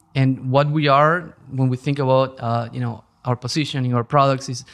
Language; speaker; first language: English; non-native, fluent; Spanish